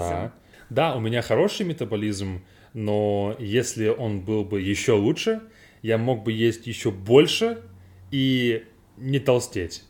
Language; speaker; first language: Russian; non-native, learner; English